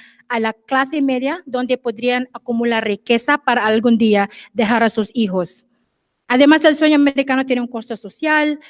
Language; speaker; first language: Spanish; non-native, fluent; English